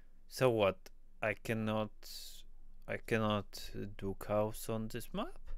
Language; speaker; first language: English; non-native, fluent; Polish